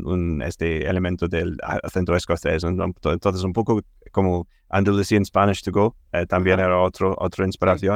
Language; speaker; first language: Spanish; non-native, fluent; English